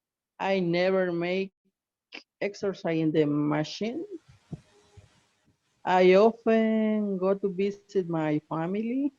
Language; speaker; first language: English; non-native, learner; Spanish